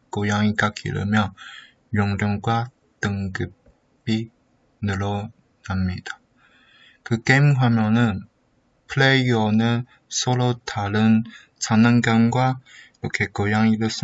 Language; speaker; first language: Korean; non-native, learner; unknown